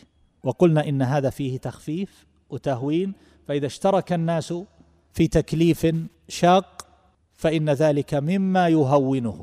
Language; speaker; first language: Arabic; native; Arabic